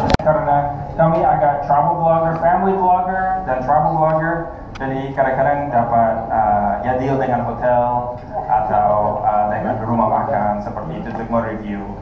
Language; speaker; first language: Indonesian; non-native, fluent; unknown